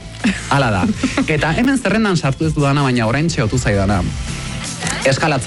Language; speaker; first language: Basque; native; Basque